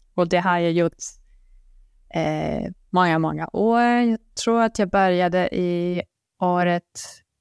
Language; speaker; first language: Swedish; non-native, fluent; German